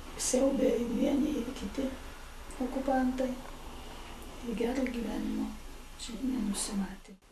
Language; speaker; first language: Lithuanian; native; Lithuanian